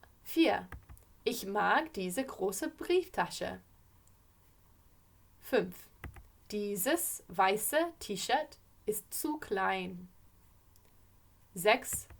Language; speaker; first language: German; non-native, fluent; English